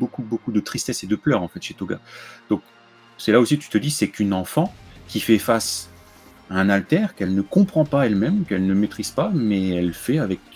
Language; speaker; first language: French; native; French